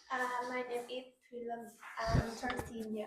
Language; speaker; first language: English; non-native, learner; Vietnamese